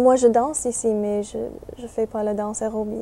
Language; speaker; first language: French; non-native, fluent; English